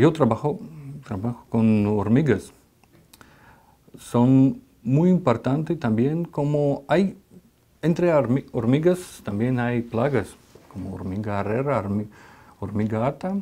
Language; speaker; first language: Spanish; non-native, fluent; Russian